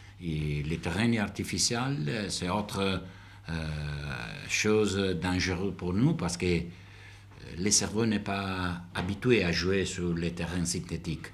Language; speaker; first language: French; non-native, learner; Italian